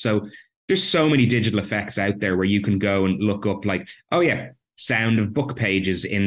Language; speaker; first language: English; native; English